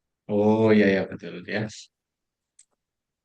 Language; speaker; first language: Indonesian; native; Indonesian